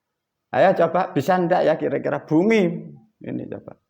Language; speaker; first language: Indonesian; native; Indonesian